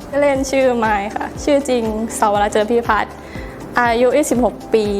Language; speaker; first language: Thai; native; Thai